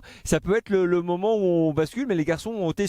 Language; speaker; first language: French; native; French